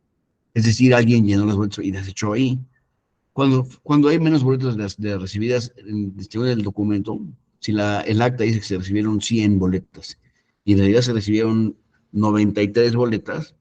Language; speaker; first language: Spanish; native; Spanish